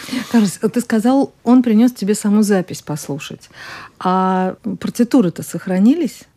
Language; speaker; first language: Russian; native; Russian